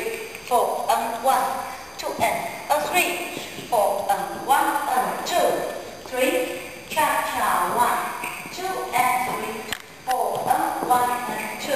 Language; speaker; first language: English; non-native, learner; Chinese